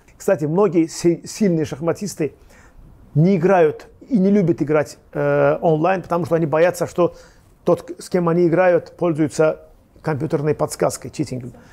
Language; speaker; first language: Russian; non-native, local second language; Azerbaijani